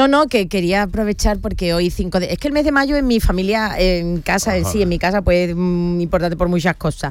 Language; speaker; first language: Spanish; native; Spanish